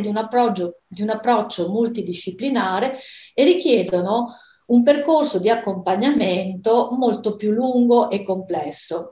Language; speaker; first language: Italian; native; Italian